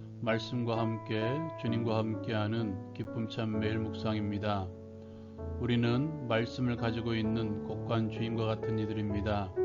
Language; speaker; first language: Korean; native; Korean